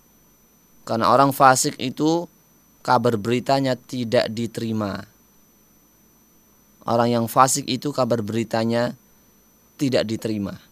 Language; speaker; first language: Indonesian; native; Indonesian